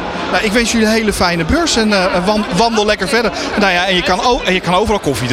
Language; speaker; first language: Dutch; native; Dutch